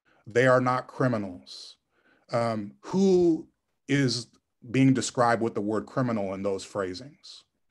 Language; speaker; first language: English; native; English